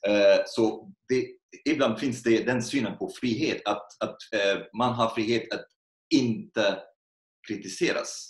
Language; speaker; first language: Swedish; non-native, fluent; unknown